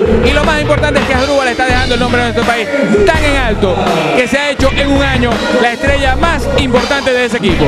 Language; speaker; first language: Spanish; native; Spanish